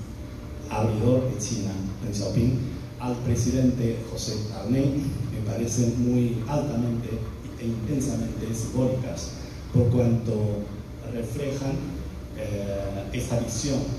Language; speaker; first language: Spanish; non-native, fluent; Chinese